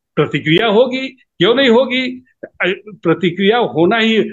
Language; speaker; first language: Hindi; native; Hindi